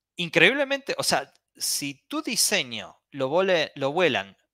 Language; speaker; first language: Spanish; native; Spanish